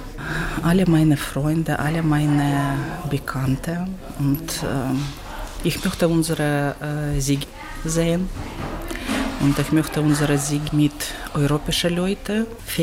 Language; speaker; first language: German; non-native, learner; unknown